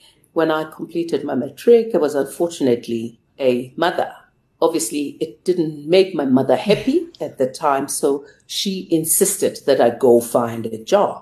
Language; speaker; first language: English; non-native, local second language; Zulu